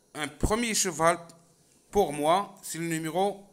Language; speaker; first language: French; non-native, local second language; Arabic